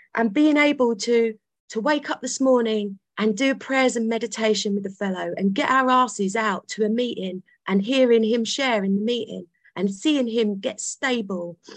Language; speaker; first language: English; native; English